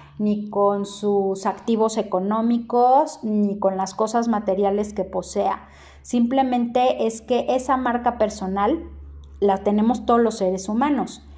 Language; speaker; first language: Spanish; native; Spanish